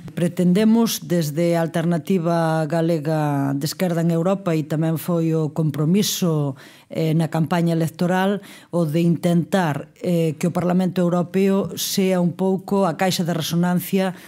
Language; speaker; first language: Galician; native; Galician